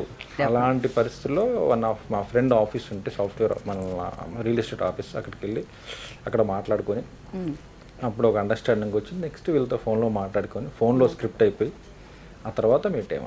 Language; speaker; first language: Telugu; native; Telugu